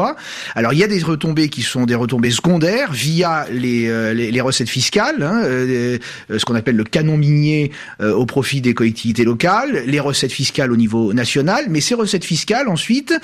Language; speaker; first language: French; native; French